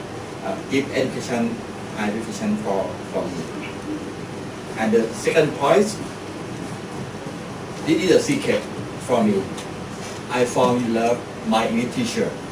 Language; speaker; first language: English; non-native, learner; Thai